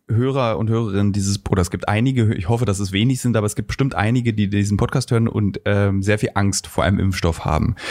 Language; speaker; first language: German; native; German